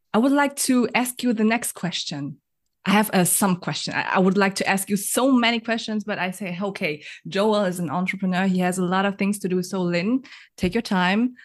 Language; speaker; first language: English; non-native, learner; German